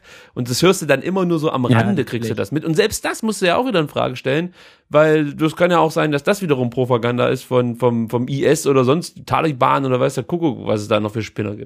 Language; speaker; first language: German; native; German